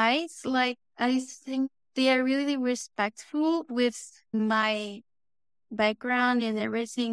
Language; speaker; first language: English; non-native, fluent; Portuguese